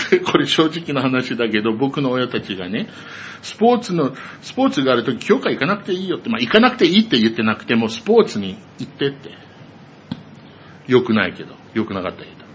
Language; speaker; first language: Japanese; non-native, fluent; English